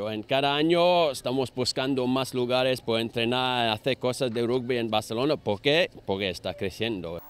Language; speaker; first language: Spanish; non-native, learner; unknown